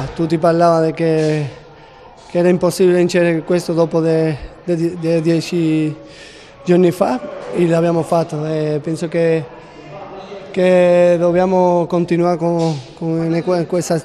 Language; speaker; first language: Italian; non-native, learner; Spanish